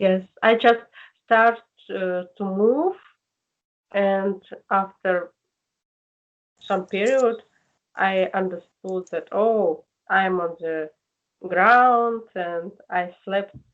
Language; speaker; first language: English; non-native, learner; Russian